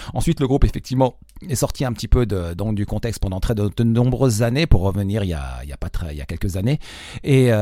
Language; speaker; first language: French; native; French